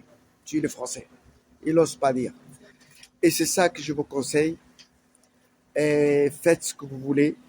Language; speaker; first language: French; non-native, learner; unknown